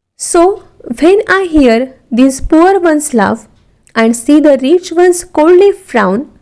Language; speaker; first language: English; non-native, local second language; Marathi